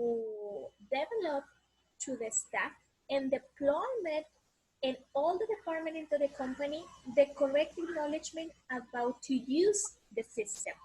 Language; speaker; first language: English; non-native, learner; Spanish